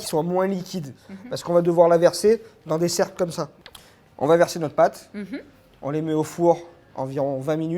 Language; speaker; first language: French; native; French